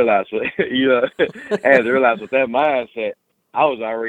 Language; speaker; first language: English; native; English